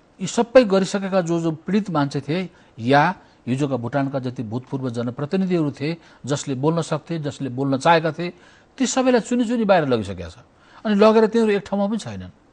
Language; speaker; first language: Nepali; native; Nepali